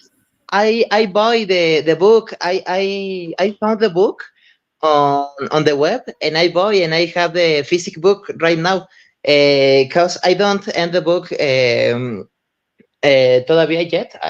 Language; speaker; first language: English; non-native, learner; Spanish